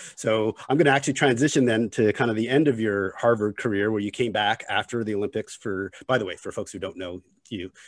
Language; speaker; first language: English; native; English